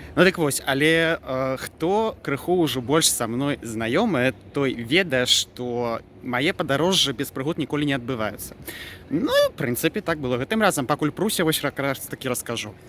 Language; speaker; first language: Belarusian; native; Belarusian